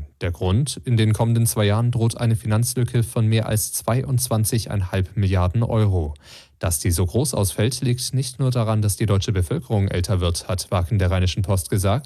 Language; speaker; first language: German; native; German